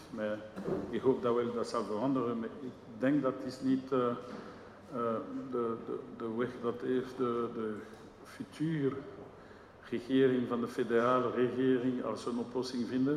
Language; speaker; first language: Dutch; non-native, local second language; French